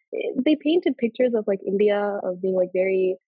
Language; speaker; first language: English; early bilingual, other home language; Telugu